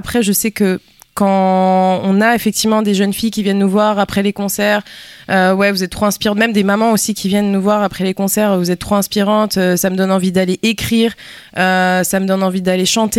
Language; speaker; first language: French; early bilingual, other home language; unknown